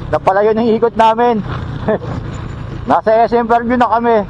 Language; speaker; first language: Filipino; native; Filipino